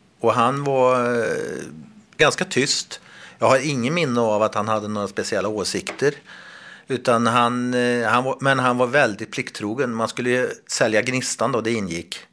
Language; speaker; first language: Swedish; native; Swedish